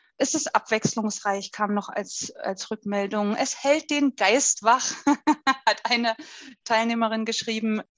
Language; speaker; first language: German; native; German